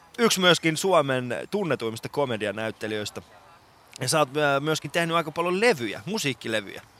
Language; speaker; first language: Finnish; native; Finnish